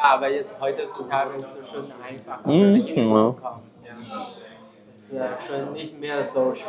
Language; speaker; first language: German; non-native, learner; Chinese